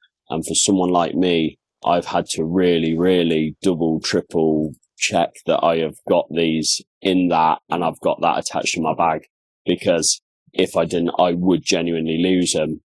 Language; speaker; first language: English; native; English